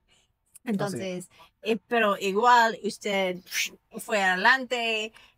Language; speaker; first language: Spanish; non-native, fluent; English